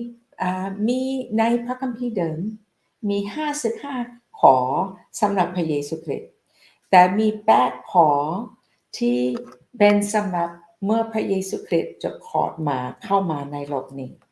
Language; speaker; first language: Thai; non-native, fluent; English